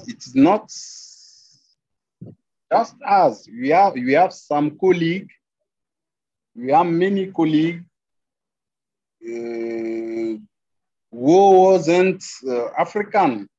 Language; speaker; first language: English; non-native, learner; French